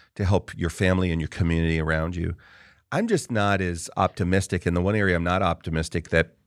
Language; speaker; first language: English; native; English